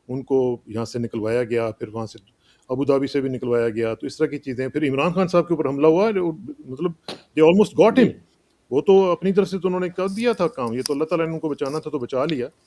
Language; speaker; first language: Urdu; non-native, local second language; Punjabi